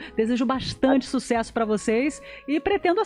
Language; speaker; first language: Portuguese; native; Portuguese